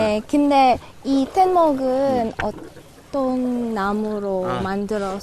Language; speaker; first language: Korean; non-native, fluent; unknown